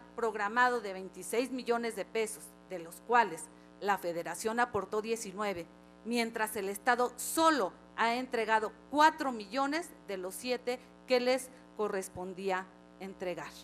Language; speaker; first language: Spanish; native; Spanish